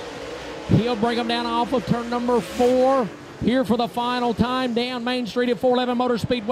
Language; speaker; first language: English; native; English